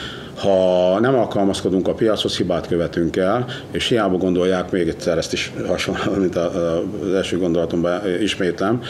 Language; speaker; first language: Hungarian; native; Hungarian